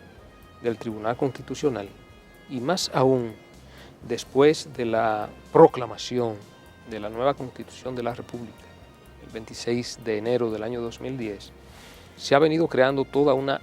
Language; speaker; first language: Spanish; native; Spanish